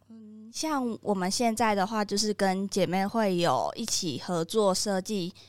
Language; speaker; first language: Chinese; native; Chinese